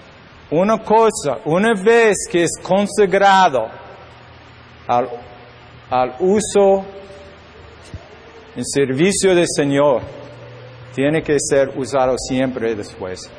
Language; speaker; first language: Spanish; non-native, learner; English